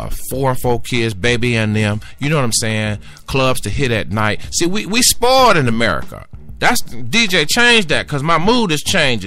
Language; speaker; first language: English; native; English